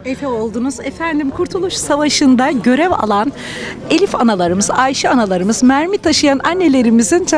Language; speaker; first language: Turkish; native; Turkish